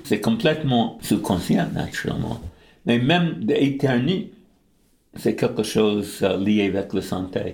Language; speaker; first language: French; non-native, fluent; English